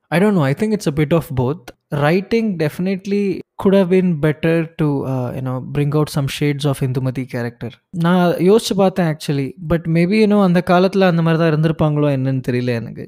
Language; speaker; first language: English; non-native, local second language; Tamil